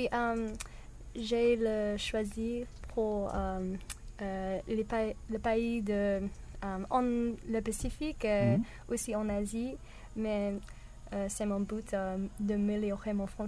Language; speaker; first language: French; non-native, learner; English